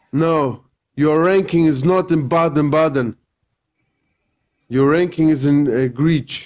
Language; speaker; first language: English; non-native, learner; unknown